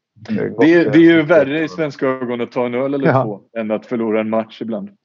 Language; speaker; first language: Swedish; native; Swedish